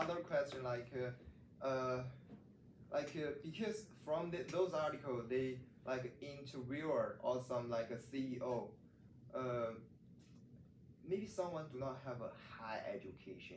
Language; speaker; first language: English; non-native, learner; Chinese